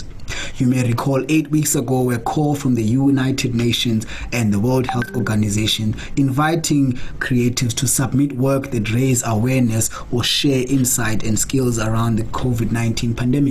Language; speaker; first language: English; non-native, local second language; Xhosa